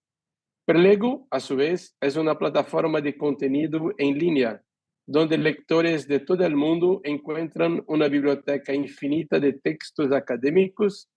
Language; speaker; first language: Spanish; non-native, fluent; Portuguese